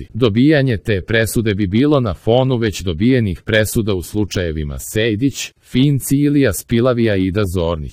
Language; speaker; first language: Croatian; native; Croatian